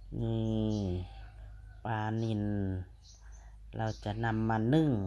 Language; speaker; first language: Thai; non-native, local second language; Lao